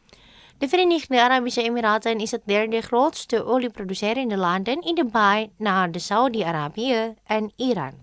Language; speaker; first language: Dutch; non-native, fluent; Indonesian